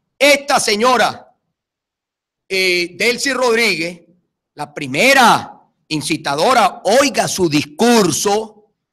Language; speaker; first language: Spanish; native; Spanish